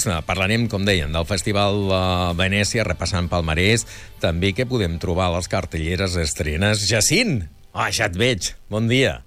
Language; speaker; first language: Catalan; native; Catalan